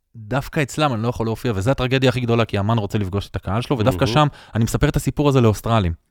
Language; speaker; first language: Hebrew; native; Hebrew